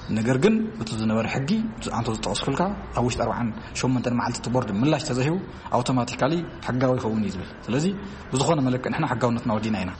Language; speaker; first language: Tigrinya; native; Tigrinya